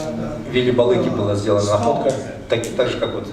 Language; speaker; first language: Russian; native; Russian